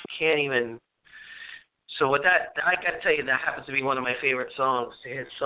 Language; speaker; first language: English; native; English